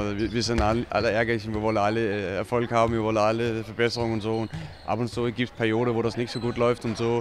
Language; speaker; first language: German; non-native, fluent; Danish